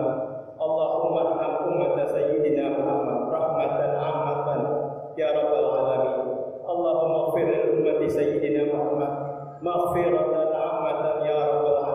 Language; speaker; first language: Indonesian; native; Indonesian